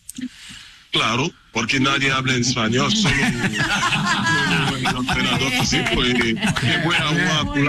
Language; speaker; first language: Spanish; non-native, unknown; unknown